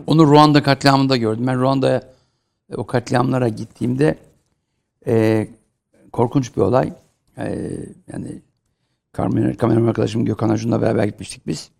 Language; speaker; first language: Turkish; native; Turkish